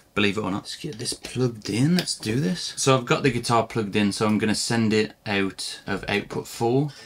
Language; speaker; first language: English; native; English